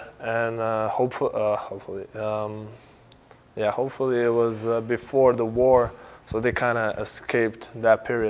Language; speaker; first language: English; non-native, fluent; Slovenian